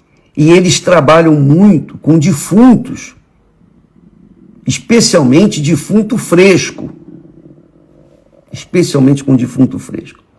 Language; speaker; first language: Portuguese; native; Portuguese